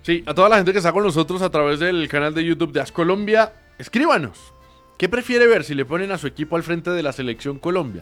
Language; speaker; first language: Spanish; native; Spanish